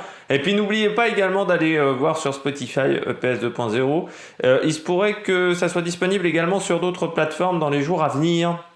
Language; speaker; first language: French; native; French